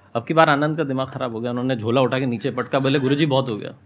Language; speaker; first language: Hindi; native; Hindi